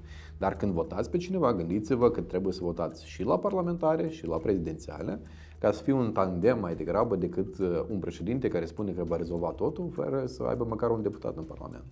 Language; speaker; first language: Romanian; native; Romanian